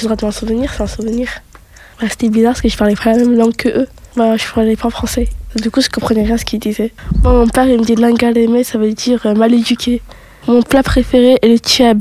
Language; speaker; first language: French; early bilingual, other home language; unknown